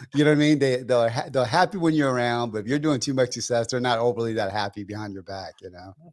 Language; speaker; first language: English; early bilingual, other home language; Vietnamese